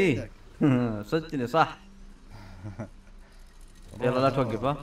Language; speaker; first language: Arabic; native; Arabic